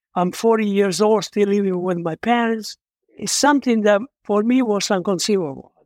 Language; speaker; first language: English; non-native, fluent; Italian